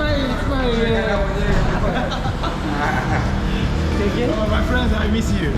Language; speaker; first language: English; non-native, learner; Korean